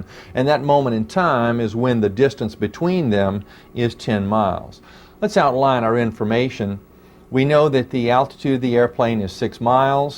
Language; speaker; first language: English; native; English